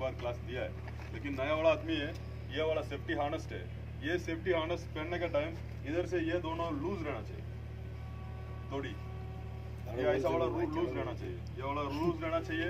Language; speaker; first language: Hindi; non-native, local second language; Tamil